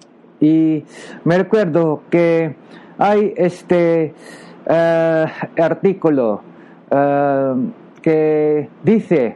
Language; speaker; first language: Spanish; non-native, local second language; Filipino